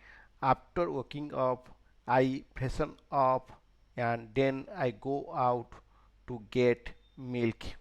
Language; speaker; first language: English; non-native, fluent; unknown